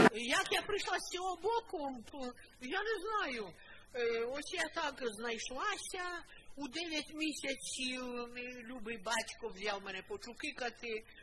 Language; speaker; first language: Ukrainian; non-native, local second language; Russian